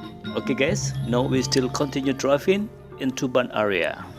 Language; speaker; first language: English; non-native, learner; Indonesian